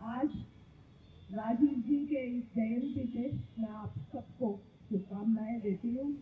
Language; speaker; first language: Hindi; non-native, local second language; Telugu